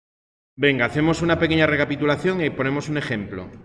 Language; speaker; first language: Spanish; native; Spanish